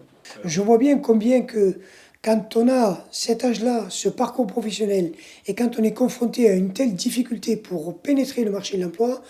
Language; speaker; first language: French; native; French